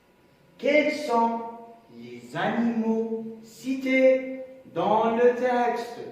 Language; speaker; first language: French; non-native, local second language; Arabic